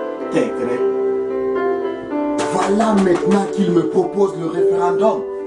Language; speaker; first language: French; non-native, local second language; Mossi